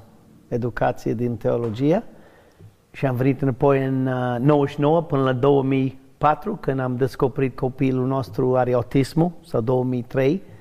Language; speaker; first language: Romanian; non-native, learner; English